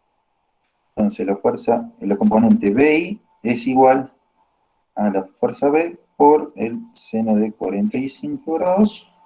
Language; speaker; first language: Spanish; native; Spanish